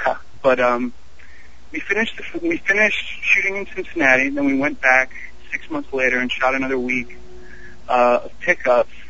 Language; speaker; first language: English; native; English